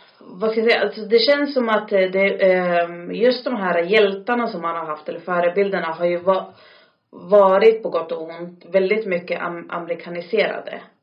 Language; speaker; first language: Swedish; early bilingual, other home language; Arabic